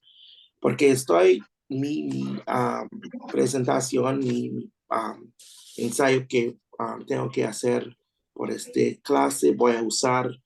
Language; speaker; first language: Spanish; non-native, learner; English